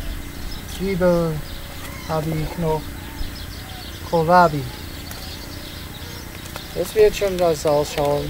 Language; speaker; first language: German; non-native, learner; Italian